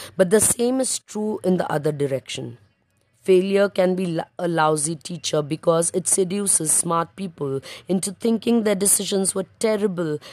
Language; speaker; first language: English; non-native, local second language; Marathi